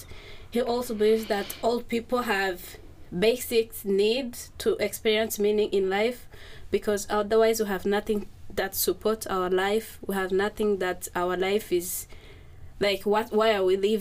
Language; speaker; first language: English; non-native, local second language; Kinyarwanda